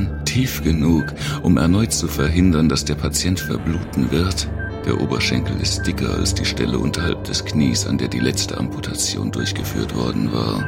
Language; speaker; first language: German; native; German